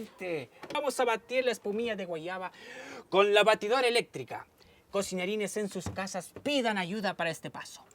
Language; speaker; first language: Spanish; native; Spanish